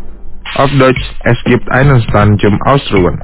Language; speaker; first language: German; non-native, fluent; Indonesian